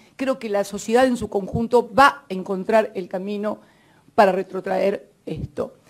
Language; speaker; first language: Spanish; native; Spanish